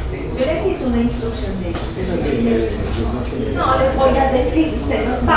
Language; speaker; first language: Spanish; native; Spanish